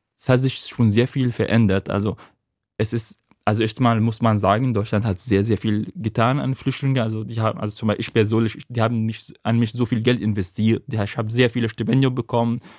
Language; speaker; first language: German; non-native, fluent; Arabic